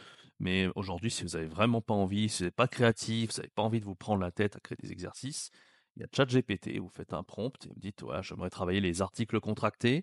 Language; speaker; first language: French; native; French